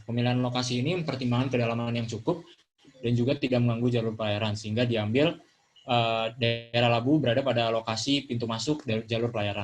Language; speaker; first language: Indonesian; native; Indonesian